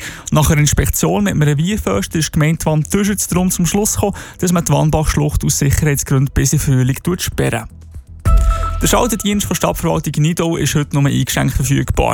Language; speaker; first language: German; native; German